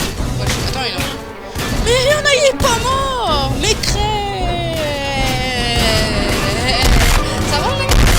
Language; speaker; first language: French; native; French